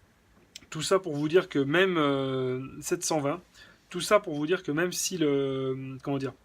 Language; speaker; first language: French; native; French